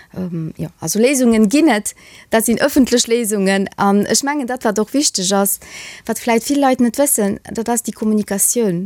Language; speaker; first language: Luxembourgish; early bilingual, other home language; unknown